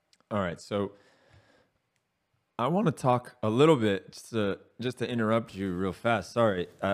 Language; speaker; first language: English; native; English